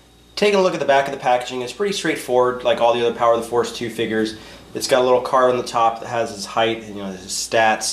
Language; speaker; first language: English; native; English